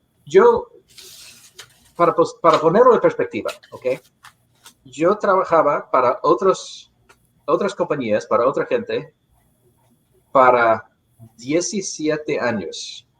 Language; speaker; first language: Spanish; non-native, fluent; English